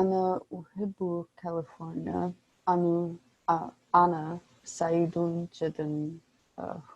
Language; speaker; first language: Arabic; non-native, learner; English